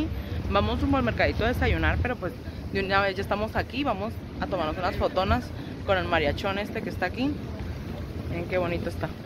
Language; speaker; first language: Spanish; native; Spanish